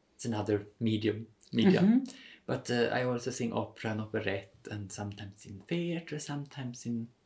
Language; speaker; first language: English; non-native, fluent; Swedish